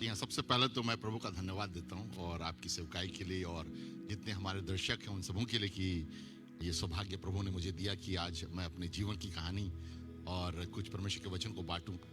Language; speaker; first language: Hindi; native; Hindi